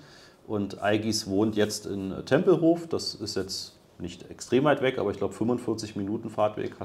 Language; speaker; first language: German; native; German